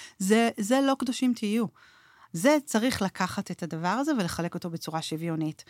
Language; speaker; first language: Hebrew; native; Hebrew